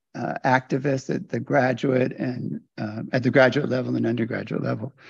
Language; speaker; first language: English; native; English